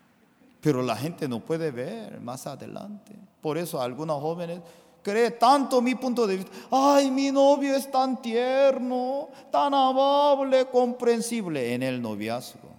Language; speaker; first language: Spanish; non-native, fluent; Korean